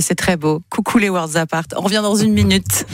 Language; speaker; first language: French; native; French